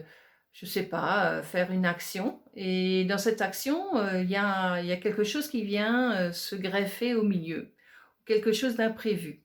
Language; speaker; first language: French; native; French